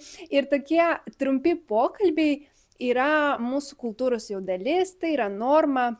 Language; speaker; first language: Lithuanian; early bilingual, other home language; Spanish